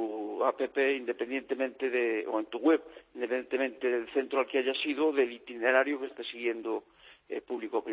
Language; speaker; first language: Spanish; native; Spanish